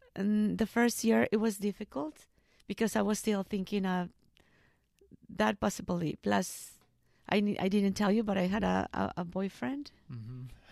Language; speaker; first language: English; non-native, fluent; Spanish